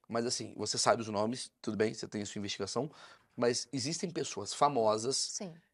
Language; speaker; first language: Portuguese; native; Portuguese